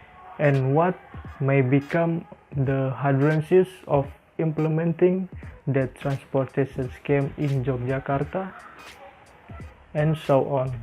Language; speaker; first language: English; non-native, learner; Indonesian